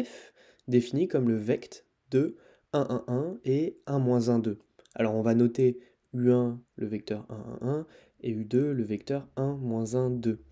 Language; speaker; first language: French; native; French